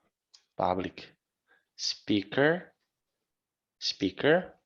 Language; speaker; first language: English; non-native, fluent; Serbian